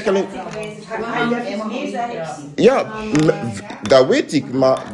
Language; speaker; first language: Dutch; non-native, fluent; French